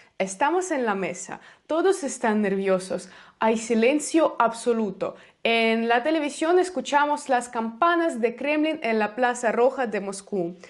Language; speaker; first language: Spanish; non-native, fluent; Russian